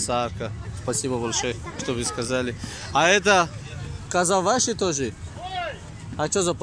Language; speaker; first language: Russian; non-native, local second language; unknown